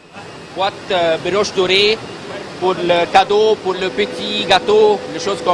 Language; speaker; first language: French; non-native, learner; Arabic